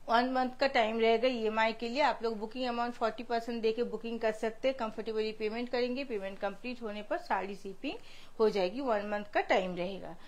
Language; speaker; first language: Hindi; non-native, local second language; Bangla